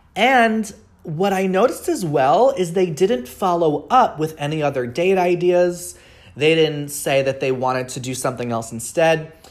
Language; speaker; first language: English; native; English